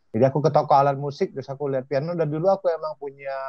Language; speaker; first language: Indonesian; native; Indonesian